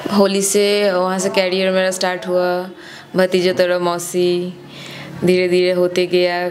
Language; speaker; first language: Hindi; non-native, local second language; Bangla